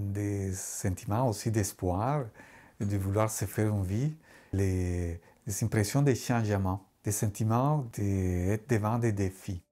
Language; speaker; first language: French; non-native, fluent; Spanish